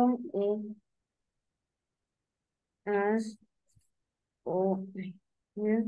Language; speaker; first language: English; non-native, learner; Vietnamese